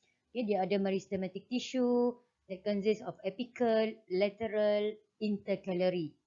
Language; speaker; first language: English; non-native, local second language; Malay